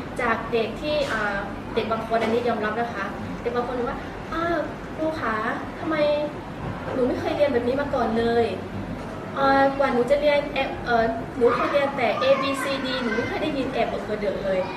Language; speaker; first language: Thai; native; Thai